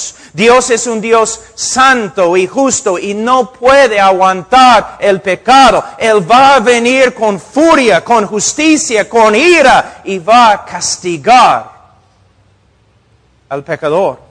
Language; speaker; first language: Spanish; non-native, fluent; English